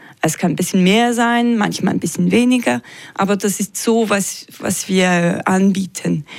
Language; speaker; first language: German; non-native, local second language; French